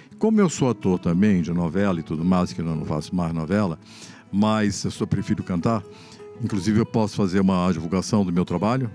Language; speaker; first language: Portuguese; early bilingual, other home language; Spanish